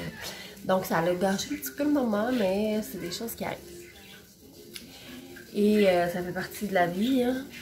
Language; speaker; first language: French; native; French